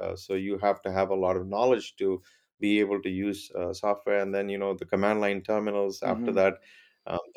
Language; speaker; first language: English; non-native, local second language; Tamil